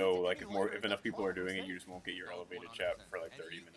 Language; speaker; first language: English; native; English